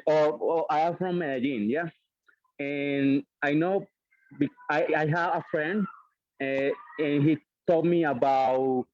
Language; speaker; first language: English; non-native, learner; Spanish